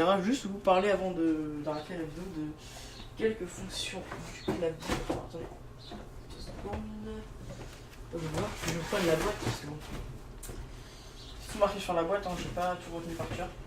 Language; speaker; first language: French; native; French